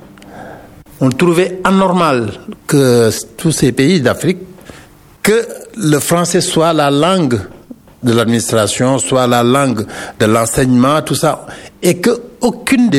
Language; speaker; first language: French; non-native, local second language; Wolof